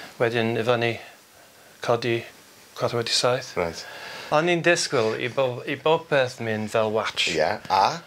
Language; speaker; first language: Welsh; non-native, local second language; English